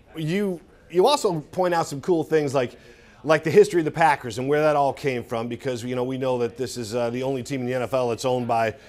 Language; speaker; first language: English; native; English